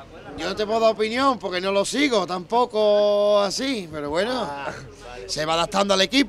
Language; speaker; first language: Spanish; native; Spanish